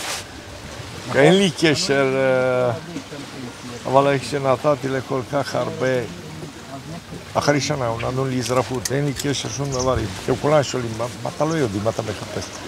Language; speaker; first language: Hebrew; non-native, learner; Romanian